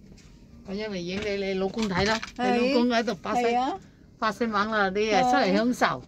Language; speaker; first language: Cantonese; native; Cantonese